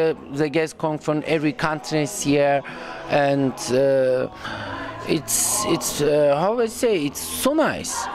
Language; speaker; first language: English; non-native, learner; Turkish